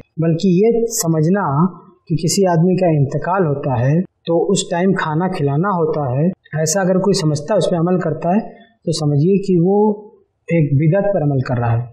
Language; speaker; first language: Hindi; native; Hindi